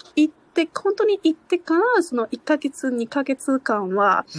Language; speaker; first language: Japanese; non-native, fluent; Cantonese